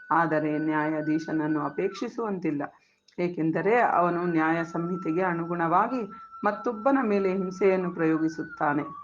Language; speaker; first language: Kannada; native; Kannada